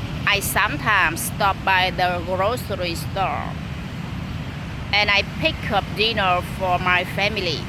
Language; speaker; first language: English; non-native, learner; Vietnamese